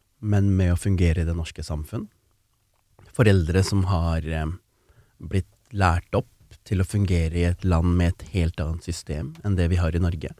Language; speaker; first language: Norwegian; early bilingual, other home language; Tamil